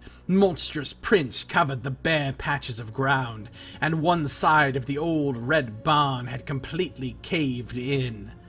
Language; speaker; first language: English; native; English